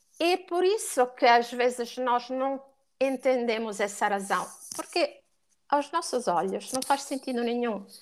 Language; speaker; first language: Portuguese; non-native, fluent; Italian